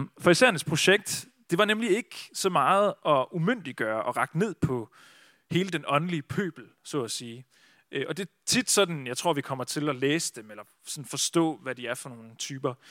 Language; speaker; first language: Danish; native; Danish